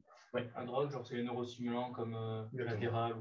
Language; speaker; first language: French; native; French